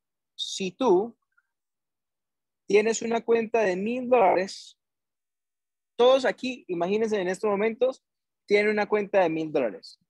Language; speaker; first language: Spanish; native; Spanish